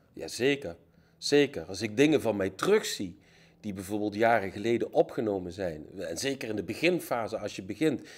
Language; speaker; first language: Dutch; native; Dutch